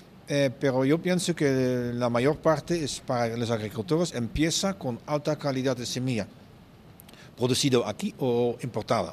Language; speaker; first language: Spanish; non-native, fluent; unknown